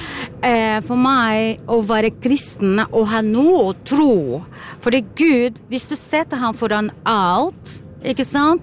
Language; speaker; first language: Norwegian; non-native, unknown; Portuguese